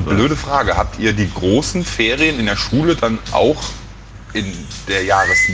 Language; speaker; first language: German; native; German